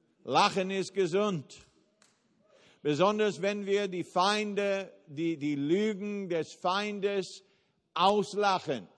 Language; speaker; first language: German; non-native, fluent; English